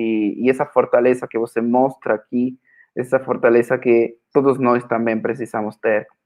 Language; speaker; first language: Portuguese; non-native, fluent; Spanish